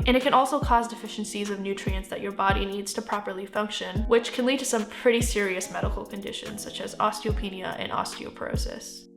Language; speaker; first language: English; native; English